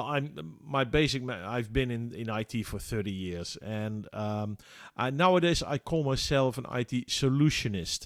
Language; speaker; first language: English; non-native, fluent; Dutch